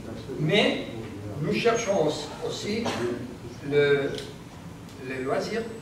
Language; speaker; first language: French; non-native, learner; Spanish